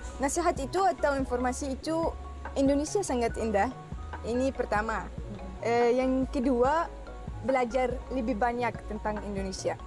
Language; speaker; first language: Indonesian; non-native, fluent; Arabic